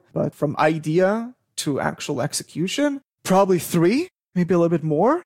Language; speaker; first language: English; non-native, fluent; Hebrew